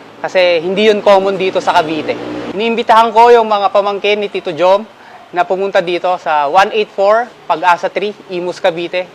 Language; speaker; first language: Filipino; non-native, local second language; Iloko